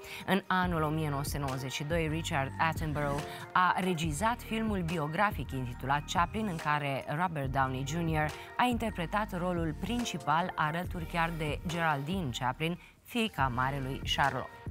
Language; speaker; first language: Romanian; native; Romanian